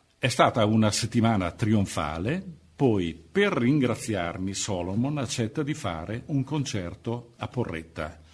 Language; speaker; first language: Italian; native; Italian